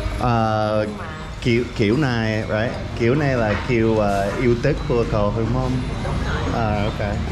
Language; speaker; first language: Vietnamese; non-native, learner; English